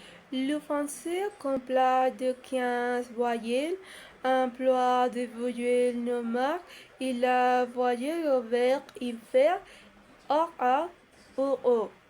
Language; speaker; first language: French; non-native, learner; Spanish